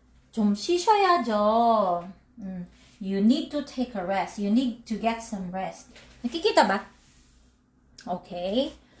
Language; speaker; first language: English; non-native, local second language; Filipino